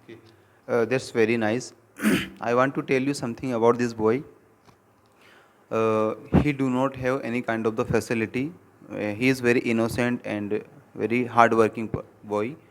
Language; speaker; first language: English; non-native, local second language; Hindi